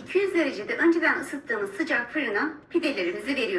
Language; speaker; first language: Turkish; native; Turkish